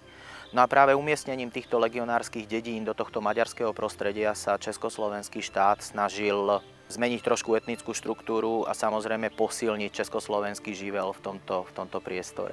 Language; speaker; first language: Slovak; native; Slovak